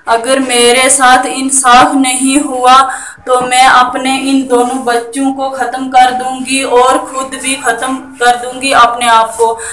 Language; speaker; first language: Hindi; native; Hindi